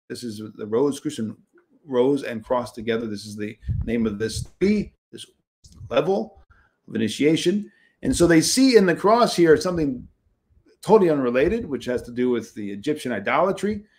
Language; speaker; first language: English; native; English